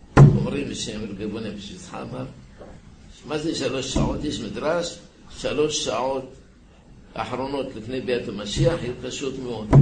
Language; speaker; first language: Hebrew; early bilingual, other home language; Arabic